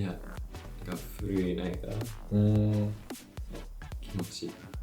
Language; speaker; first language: Japanese; non-native, learner; English